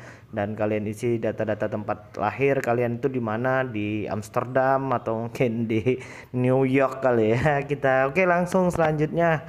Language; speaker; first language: Indonesian; native; Indonesian